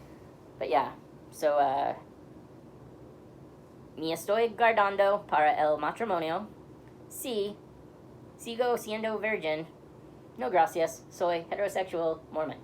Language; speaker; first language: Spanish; non-native, learner; English